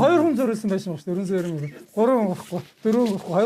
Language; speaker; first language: Mongolian; native; Mongolian